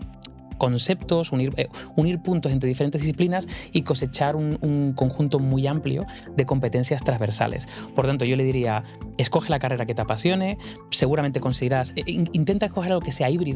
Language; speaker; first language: Spanish; native; Spanish